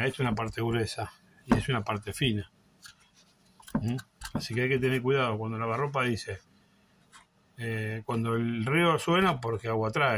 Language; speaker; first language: Spanish; native; Spanish